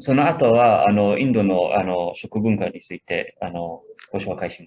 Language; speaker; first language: Japanese; non-native, fluent; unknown